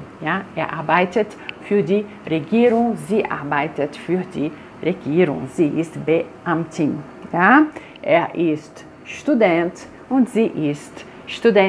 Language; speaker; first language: German; non-native, fluent; Portuguese